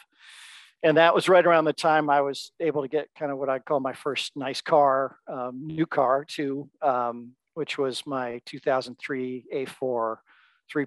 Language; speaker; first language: English; native; English